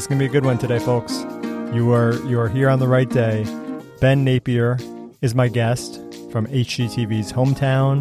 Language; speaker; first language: English; native; English